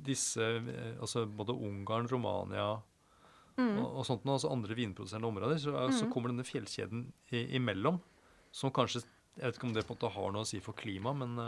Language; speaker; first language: Norwegian; native; Norwegian